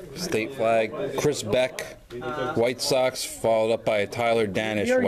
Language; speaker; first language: English; native; English